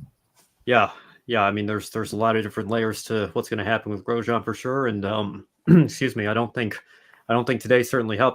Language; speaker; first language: English; native; English